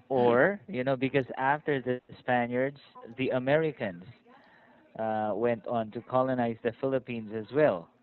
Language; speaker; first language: English; non-native, fluent; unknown